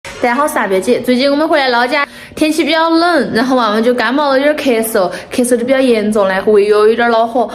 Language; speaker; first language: Chinese; native; Chinese